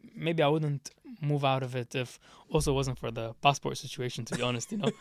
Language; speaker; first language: English; early bilingual, other home language; Arabic